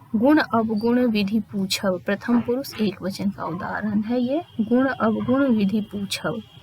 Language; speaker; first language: Hindi; native; Hindi